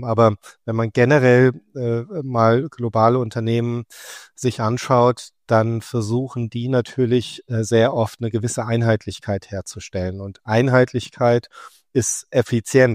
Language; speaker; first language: German; native; German